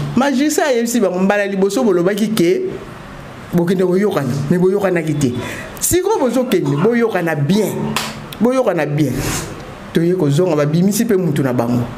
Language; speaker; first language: Lingala; native; Lingala